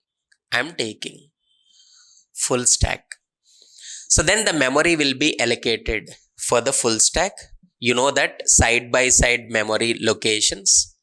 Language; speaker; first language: English; non-native, local second language; Telugu